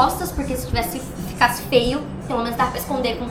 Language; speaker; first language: Portuguese; native; Portuguese